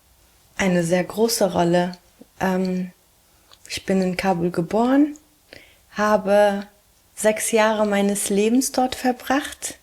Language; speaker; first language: German; early bilingual, heritage; German